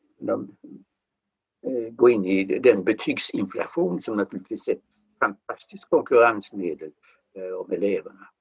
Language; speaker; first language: Swedish; native; Swedish